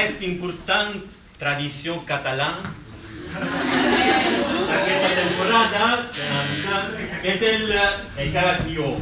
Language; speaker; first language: Catalan; non-native, learner; Spanish